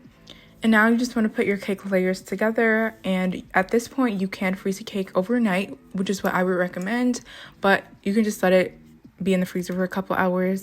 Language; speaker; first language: English; native; English